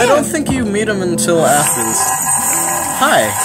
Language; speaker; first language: English; native; English